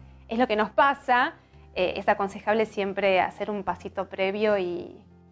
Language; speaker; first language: Spanish; native; Spanish